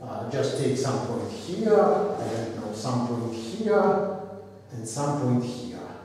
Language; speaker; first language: English; non-native, fluent; Russian